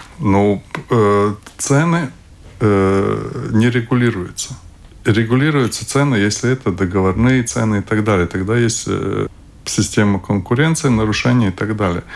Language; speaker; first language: Russian; non-native, local second language; Latvian